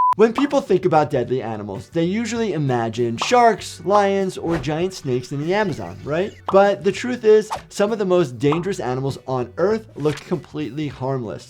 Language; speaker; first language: English; native; English